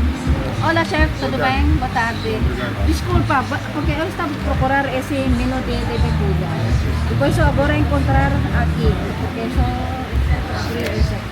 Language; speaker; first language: Portuguese; non-native, learner; Filipino